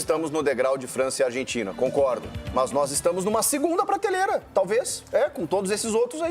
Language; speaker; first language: Portuguese; native; Portuguese